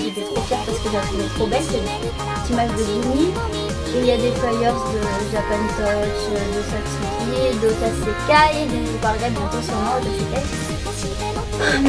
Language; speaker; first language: French; native; French